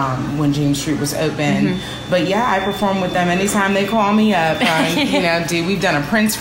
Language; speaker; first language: English; native; English